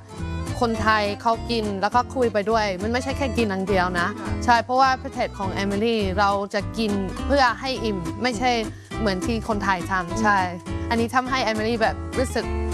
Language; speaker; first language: Thai; non-native, fluent; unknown